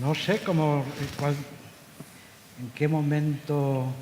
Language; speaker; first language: Spanish; native; Spanish